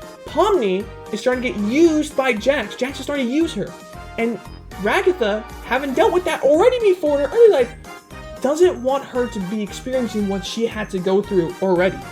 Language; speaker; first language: English; native; English